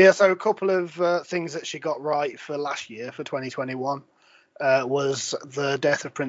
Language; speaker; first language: English; native; English